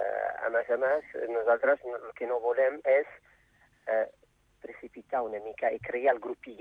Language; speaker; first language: Catalan; non-native, fluent; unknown